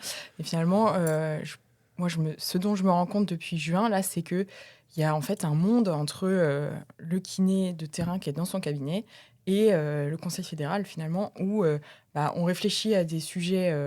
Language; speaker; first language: French; native; French